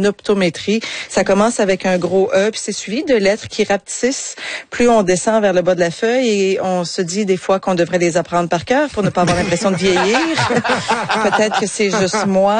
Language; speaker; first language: French; native; French